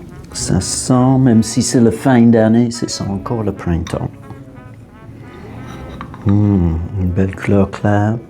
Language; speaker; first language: French; non-native, fluent; English